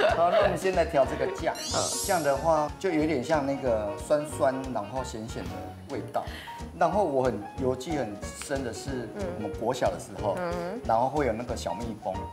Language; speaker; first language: Chinese; native; Chinese